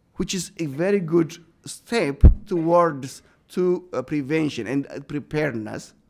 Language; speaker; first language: English; non-native, fluent; Amharic